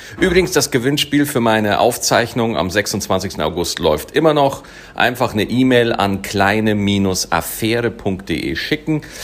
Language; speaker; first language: German; native; German